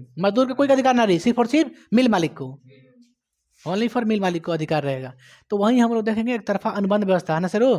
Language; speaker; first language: Hindi; native; Hindi